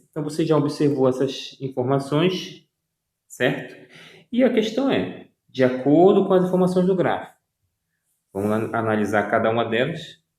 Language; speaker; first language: Portuguese; native; Portuguese